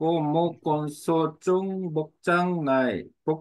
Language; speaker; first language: Vietnamese; non-native, learner; Korean